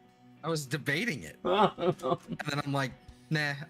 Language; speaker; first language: English; native; English